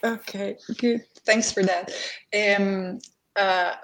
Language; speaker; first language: English; non-native, fluent; Slovenian